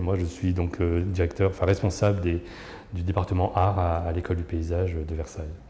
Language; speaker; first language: French; native; French